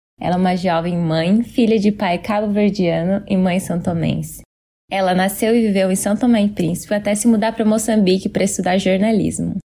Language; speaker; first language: Portuguese; native; Portuguese